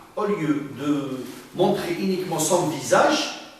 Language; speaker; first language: French; non-native, local second language; Arabic